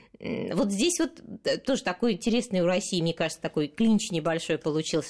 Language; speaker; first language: Russian; native; Russian